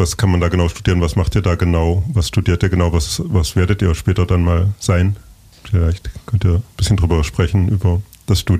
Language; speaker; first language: German; native; German